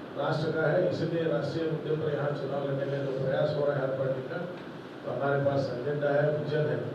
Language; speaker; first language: Hindi; non-native, local second language; Marathi